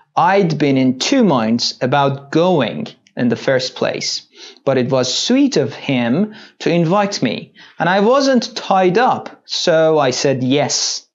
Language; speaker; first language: English; non-native, fluent; Persian